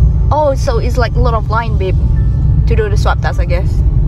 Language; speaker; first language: English; non-native, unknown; Indonesian